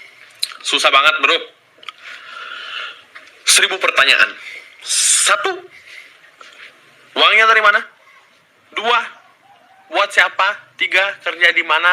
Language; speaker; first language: Indonesian; early bilingual, other home language; Russian